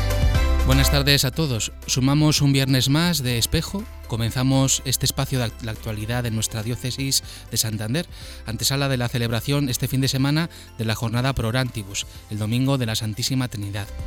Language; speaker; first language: Spanish; native; Spanish